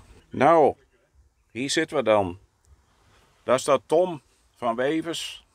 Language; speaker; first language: Dutch; native; Dutch